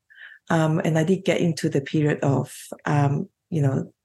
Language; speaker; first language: English; non-native, local second language; Cantonese